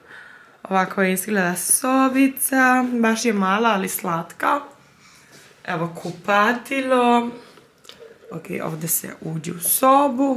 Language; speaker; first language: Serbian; early bilingual, heritage; Serbian